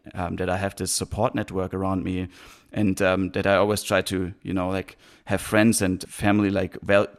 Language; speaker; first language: English; non-native, fluent; German